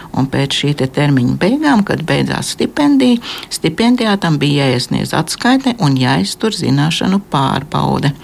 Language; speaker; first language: Latvian; native; Latvian